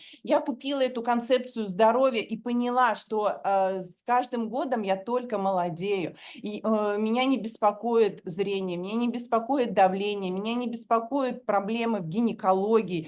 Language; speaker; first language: Russian; native; Russian